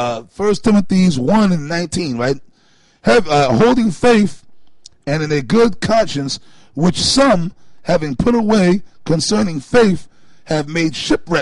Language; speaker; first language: English; native; English